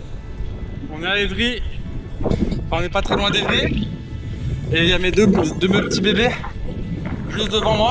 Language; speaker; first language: French; native; French